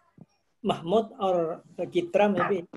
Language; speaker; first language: English; non-native, fluent; Indonesian